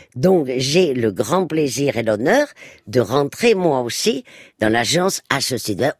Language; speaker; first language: French; early bilingual, other home language; Spanish